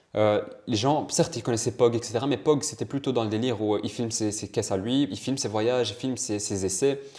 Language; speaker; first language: French; early bilingual, other home language; Italian